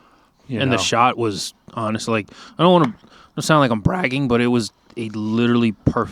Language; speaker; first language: English; native; English